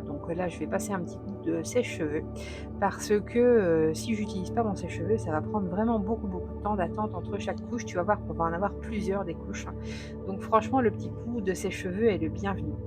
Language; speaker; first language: French; native; French